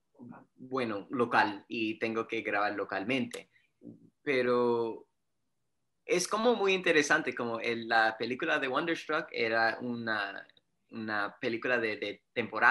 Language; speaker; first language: Spanish; early bilingual, heritage; Spanish